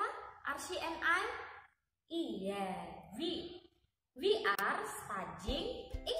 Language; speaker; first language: English; non-native, fluent; Indonesian